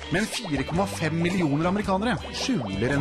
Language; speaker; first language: Norwegian; native; Norwegian